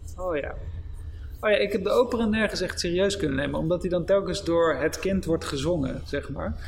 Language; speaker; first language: Dutch; native; Dutch